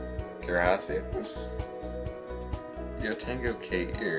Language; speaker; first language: Spanish; non-native, learner; English